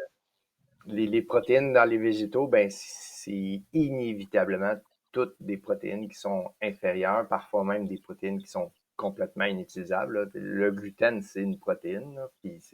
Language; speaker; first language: French; native; French